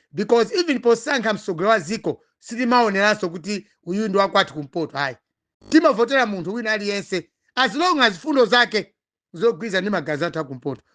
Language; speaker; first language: Nyanja; non-native, local second language; Tumbuka